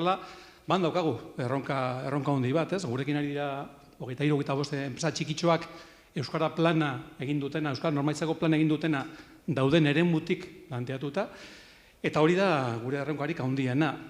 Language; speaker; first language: Basque; native; Basque